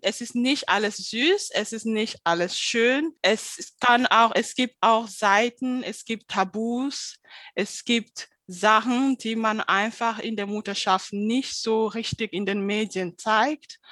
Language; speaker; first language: German; non-native, fluent; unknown